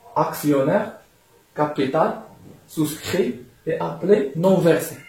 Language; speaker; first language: French; non-native, local second language; Arabic